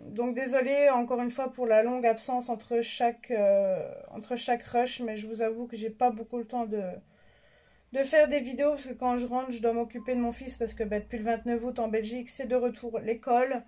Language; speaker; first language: French; native; French